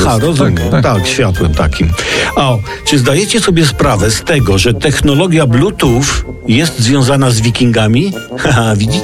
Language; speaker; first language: Polish; native; Polish